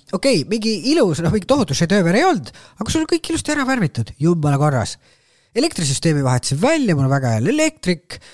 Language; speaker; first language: Estonian; native; Estonian